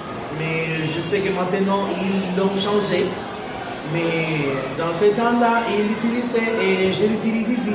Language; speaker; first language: French; non-native, fluent; Spanish